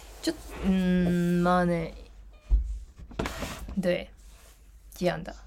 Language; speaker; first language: Chinese; non-native, learner; Japanese